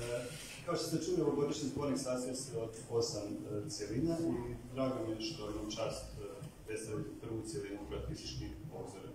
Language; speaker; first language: Croatian; native; Croatian